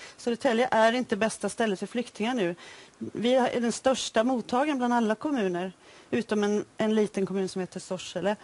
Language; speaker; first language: Swedish; native; Swedish